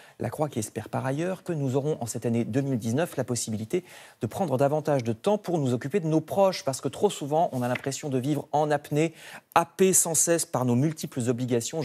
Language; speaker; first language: French; native; French